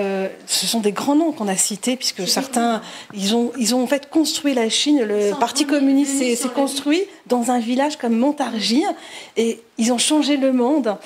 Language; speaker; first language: French; native; French